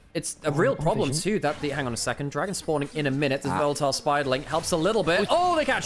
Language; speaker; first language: English; native; English